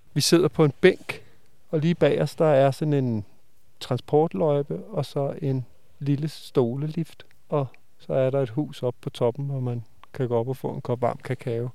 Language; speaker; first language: Danish; native; Danish